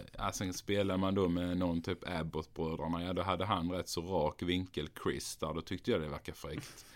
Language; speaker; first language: Swedish; native; Swedish